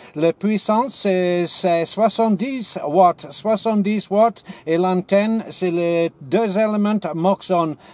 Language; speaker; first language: French; non-native, learner; English